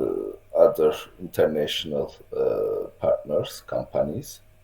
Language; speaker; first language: English; non-native, learner; Turkish